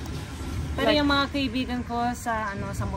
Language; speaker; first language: Filipino; non-native, fluent; Russian